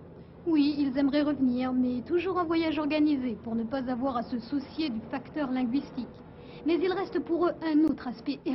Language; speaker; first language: French; native; French